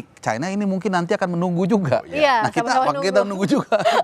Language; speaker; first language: Indonesian; native; Indonesian